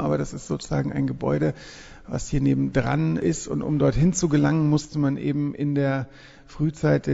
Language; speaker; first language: German; native; German